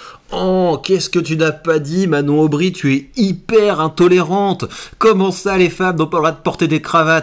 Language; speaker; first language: French; native; French